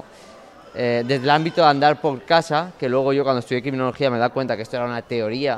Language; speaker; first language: Spanish; native; Spanish